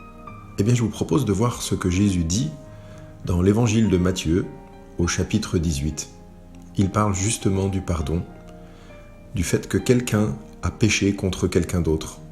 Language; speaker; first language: French; native; French